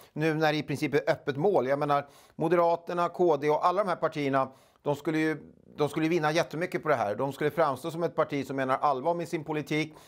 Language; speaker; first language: Swedish; native; Swedish